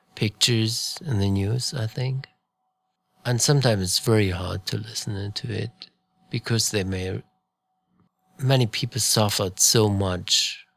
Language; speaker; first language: English; non-native, fluent; German